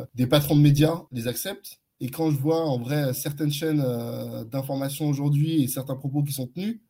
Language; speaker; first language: French; native; French